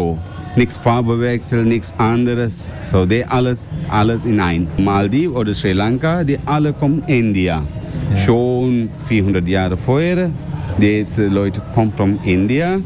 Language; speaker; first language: German; non-native, learner; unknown